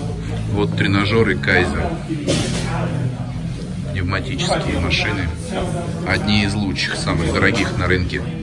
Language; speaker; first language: Russian; native; Russian